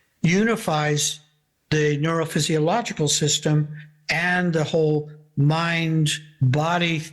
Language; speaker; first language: English; native; English